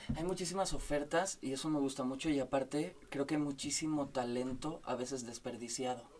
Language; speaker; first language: Spanish; native; Spanish